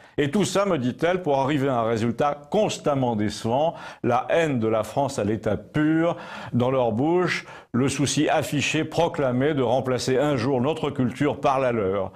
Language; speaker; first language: French; native; French